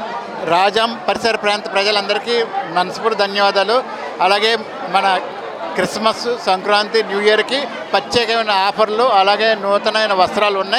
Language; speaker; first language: Telugu; native; Telugu